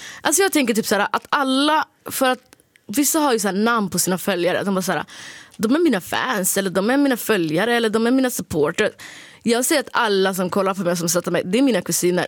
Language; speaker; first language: Swedish; early bilingual, other home language; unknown